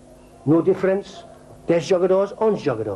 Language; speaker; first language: Portuguese; non-native, learner; English